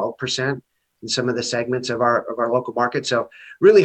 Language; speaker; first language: English; native; English